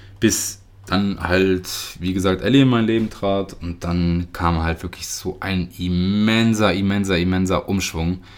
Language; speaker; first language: German; early bilingual, other home language; Russian